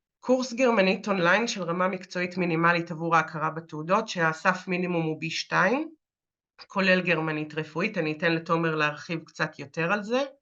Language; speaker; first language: Hebrew; native; Hebrew